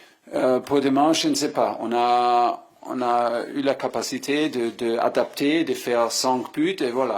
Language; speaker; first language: French; non-native, fluent; German